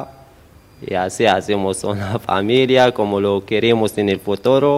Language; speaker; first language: Spanish; non-native, learner; Arabic